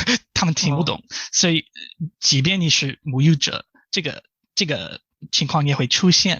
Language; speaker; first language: Chinese; non-native, fluent; English